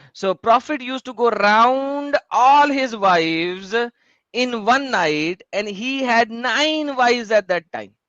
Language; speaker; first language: English; non-native, local second language; Urdu